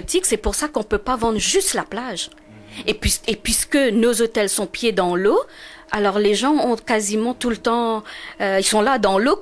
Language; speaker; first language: French; non-native, local second language; Morisyen